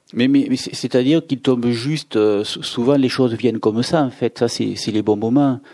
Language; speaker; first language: French; native; French